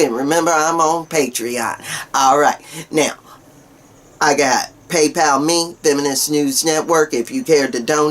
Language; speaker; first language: English; native; English